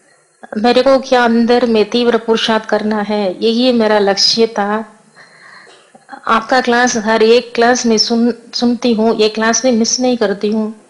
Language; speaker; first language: Hindi; non-native, local second language; Tamil